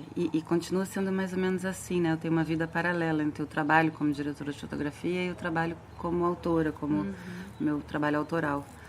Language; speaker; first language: Portuguese; early bilingual, other home language; French